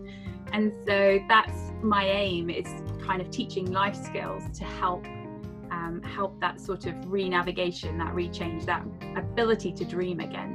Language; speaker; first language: English; native; English